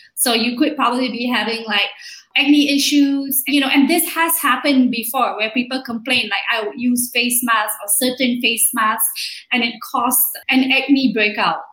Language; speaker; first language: English; non-native, local second language; Malay